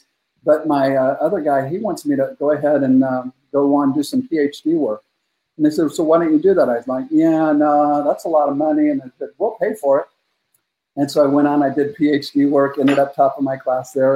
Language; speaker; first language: English; native; English